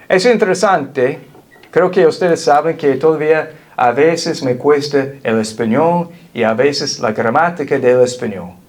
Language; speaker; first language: Spanish; non-native, fluent; English